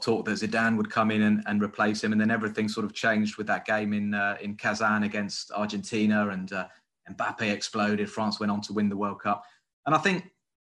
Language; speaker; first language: English; native; English